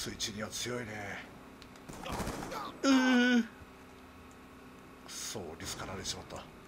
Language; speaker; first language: Japanese; native; Japanese